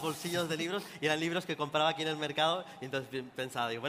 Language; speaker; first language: Spanish; native; Spanish